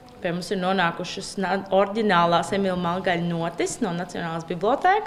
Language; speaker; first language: Latvian; native; Latvian